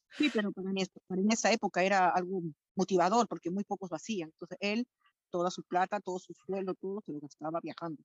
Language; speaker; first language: Spanish; native; Spanish